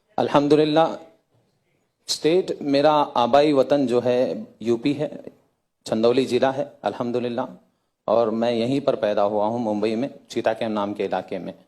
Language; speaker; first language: Hindi; native; Hindi